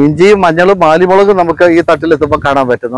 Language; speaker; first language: Malayalam; native; Malayalam